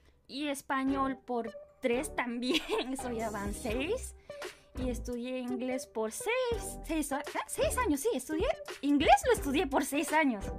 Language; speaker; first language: Spanish; non-native, fluent; Japanese